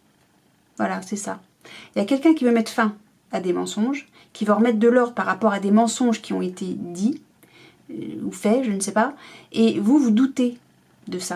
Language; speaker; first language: French; native; French